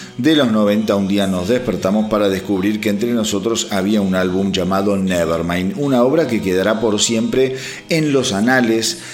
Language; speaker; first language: Spanish; native; Spanish